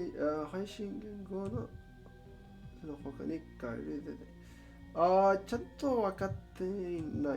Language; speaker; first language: Japanese; non-native, learner; Spanish